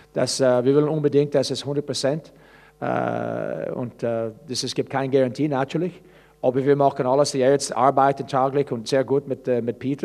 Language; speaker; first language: German; non-native, fluent; English